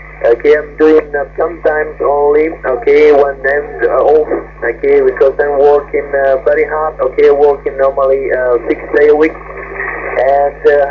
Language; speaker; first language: English; non-native, learner; Spanish